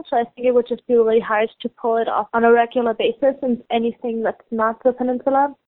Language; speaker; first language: English; non-native, fluent; German